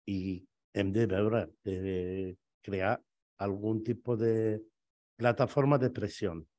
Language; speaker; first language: Catalan; non-native, fluent; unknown